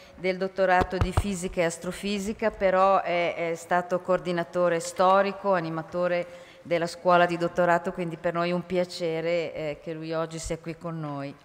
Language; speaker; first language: Italian; native; Italian